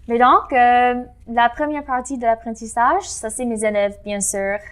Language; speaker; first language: French; non-native, fluent; English